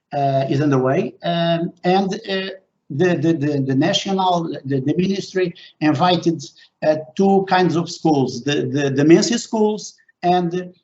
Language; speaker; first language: English; non-native, fluent; Portuguese